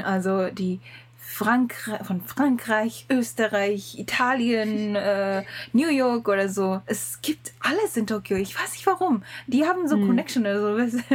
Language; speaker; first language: German; non-native, learner; Japanese